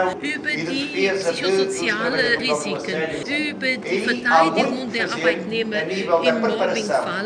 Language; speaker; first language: German; non-native, fluent; Portuguese